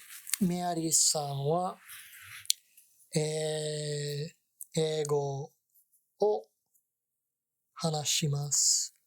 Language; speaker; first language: Japanese; non-native, learner; English